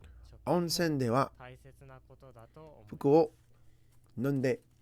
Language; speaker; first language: Japanese; non-native, learner; English